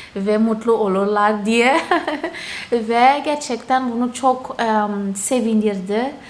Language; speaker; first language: Turkish; non-native, fluent; Portuguese